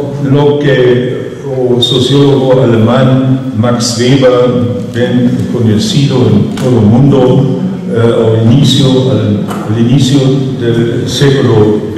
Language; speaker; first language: Spanish; non-native, fluent; German